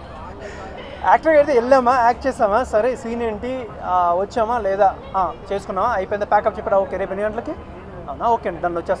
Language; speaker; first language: Telugu; native; Telugu